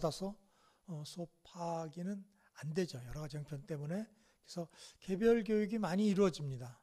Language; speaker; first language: Korean; native; Korean